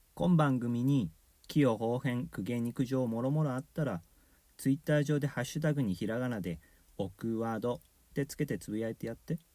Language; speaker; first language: Japanese; native; Japanese